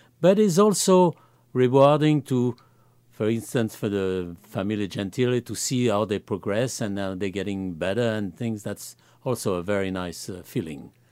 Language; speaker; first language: English; non-native, fluent; French